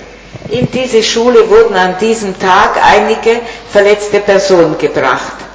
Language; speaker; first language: German; non-native, fluent; Italian